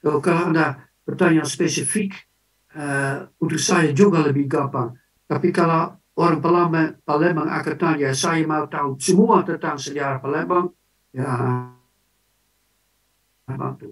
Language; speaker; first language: Indonesian; non-native, fluent; Dutch